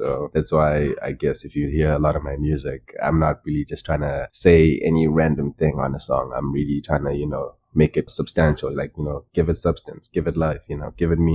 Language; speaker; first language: English; non-native, local second language; Shona